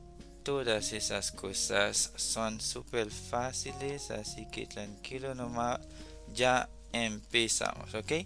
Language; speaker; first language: Spanish; non-native, fluent; Haitian Creole